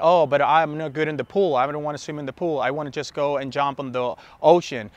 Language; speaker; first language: English; non-native, fluent; Spanish